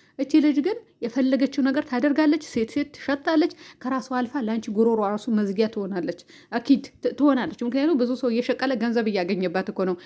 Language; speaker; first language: Amharic; native; Amharic